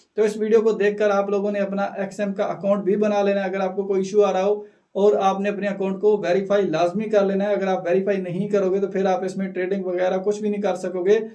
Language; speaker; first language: Urdu; native; Urdu